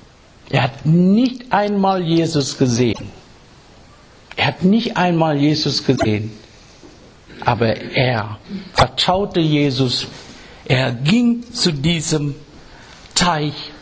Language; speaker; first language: German; non-native, fluent; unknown